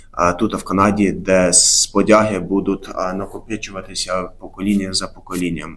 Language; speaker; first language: Ukrainian; early bilingual, heritage; Ukrainian